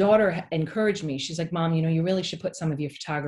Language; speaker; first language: English; native; English